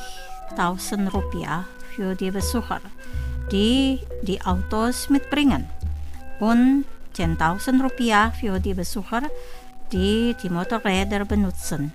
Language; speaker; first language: German; non-native, fluent; Indonesian